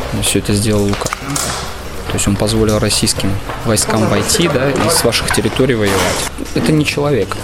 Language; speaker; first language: Russian; native; Russian